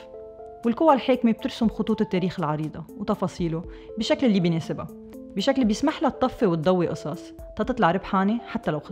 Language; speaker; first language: Arabic; native; Arabic